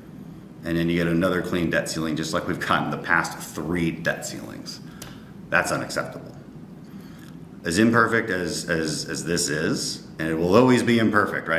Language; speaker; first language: English; native; English